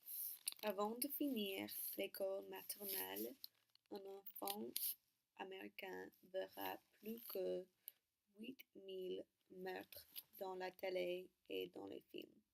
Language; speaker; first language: French; non-native, learner; English